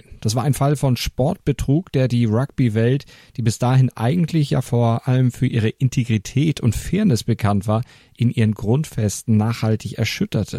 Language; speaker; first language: German; native; German